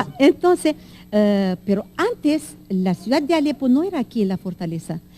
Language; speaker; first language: Spanish; non-native, fluent; Armenian